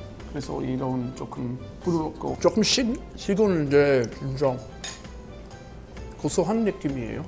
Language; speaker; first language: Korean; non-native, learner; English